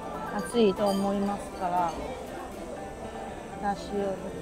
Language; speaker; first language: Japanese; non-native, fluent; Chinese